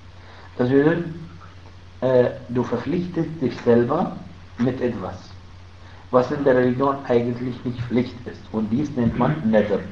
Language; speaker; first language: German; non-native, fluent; Arabic